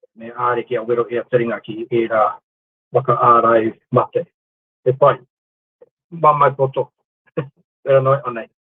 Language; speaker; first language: Māori; non-native, local second language; English